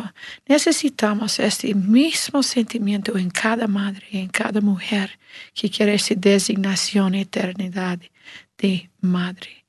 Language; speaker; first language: Spanish; non-native, learner; English